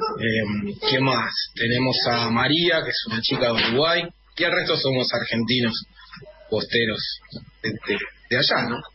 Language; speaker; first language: Spanish; native; Spanish